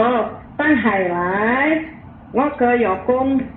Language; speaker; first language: Cantonese; non-native, learner; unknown